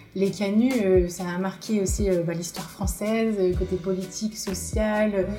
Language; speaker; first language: French; native; French